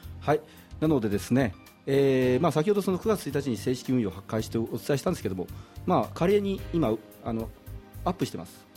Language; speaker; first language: Japanese; native; Japanese